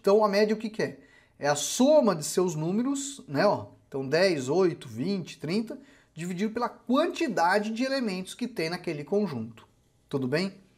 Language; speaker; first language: Portuguese; native; Portuguese